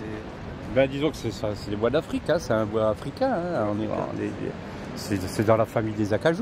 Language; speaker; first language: French; native; French